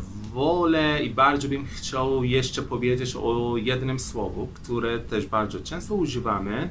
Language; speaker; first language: Polish; non-native, fluent; Persian